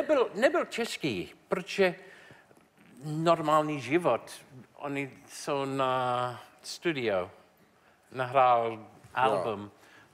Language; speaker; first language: Czech; non-native, learner; English